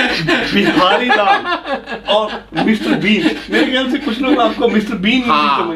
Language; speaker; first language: Hindi; native; Hindi